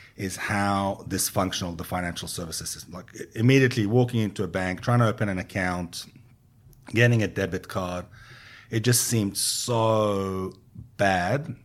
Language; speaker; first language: English; non-native, fluent; Hebrew